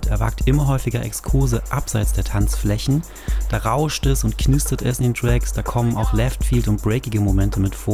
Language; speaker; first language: German; native; German